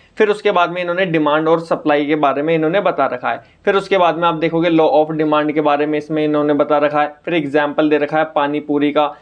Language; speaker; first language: Hindi; native; Hindi